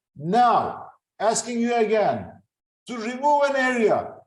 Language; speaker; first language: English; non-native, fluent; Turkish